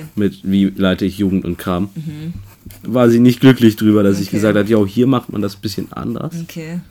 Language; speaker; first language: German; native; German